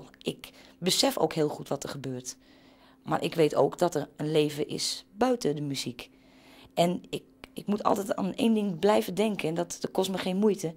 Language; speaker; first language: Dutch; native; Dutch